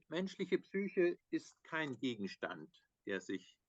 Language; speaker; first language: German; native; German